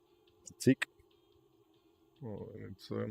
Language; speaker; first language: English; non-native, learner; Slovak